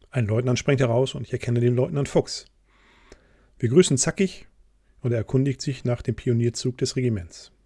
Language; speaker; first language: German; native; German